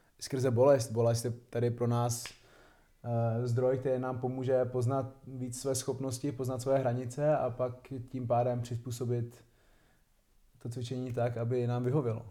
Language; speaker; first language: Czech; non-native, fluent; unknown